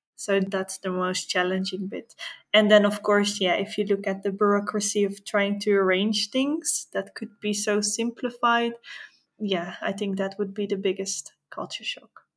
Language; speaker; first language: English; non-native, fluent; Dutch